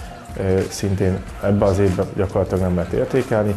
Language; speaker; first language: Hungarian; native; Hungarian